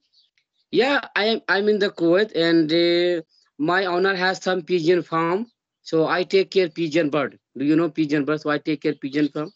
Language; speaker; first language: English; non-native, learner; Hindi